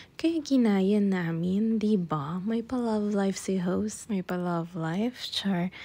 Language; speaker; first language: Filipino; non-native, local second language; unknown